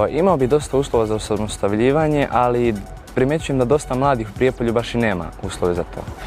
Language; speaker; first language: Bosnian; native; Bosnian